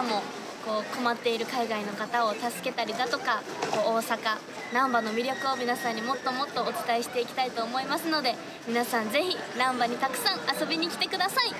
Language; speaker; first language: Japanese; native; Japanese